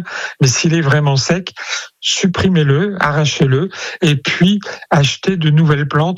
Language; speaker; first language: French; native; French